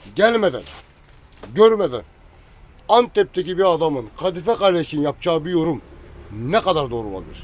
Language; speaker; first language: Turkish; native; Turkish